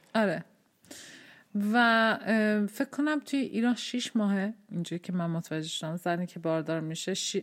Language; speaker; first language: Persian; early bilingual, heritage; Persian